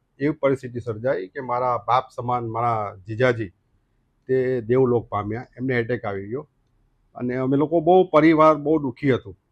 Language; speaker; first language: Gujarati; native; Gujarati